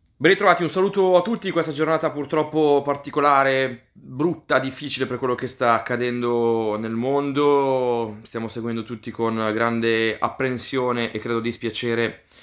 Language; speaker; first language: Italian; native; Italian